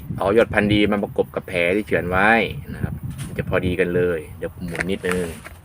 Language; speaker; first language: Thai; non-native, local second language; Northeastern Thai